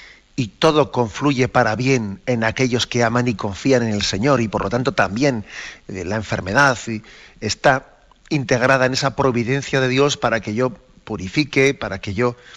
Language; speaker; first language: Spanish; native; Spanish